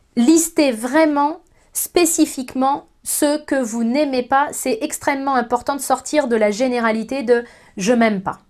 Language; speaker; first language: French; native; French